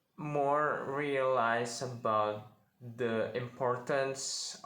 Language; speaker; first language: English; non-native, learner; Indonesian